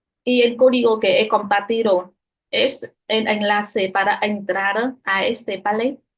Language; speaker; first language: Spanish; non-native, fluent; Vietnamese